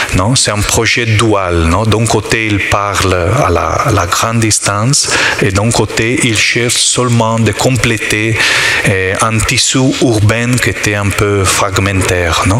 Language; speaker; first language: French; non-native, learner; Italian